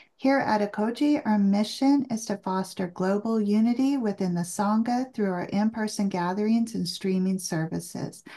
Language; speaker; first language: English; native; English